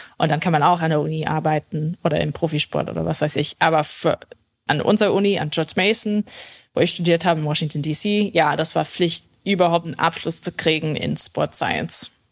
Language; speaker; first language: German; early bilingual, heritage; English